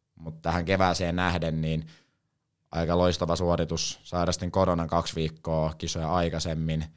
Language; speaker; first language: Finnish; native; Finnish